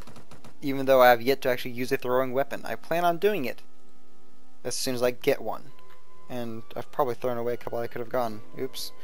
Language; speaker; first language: English; native; English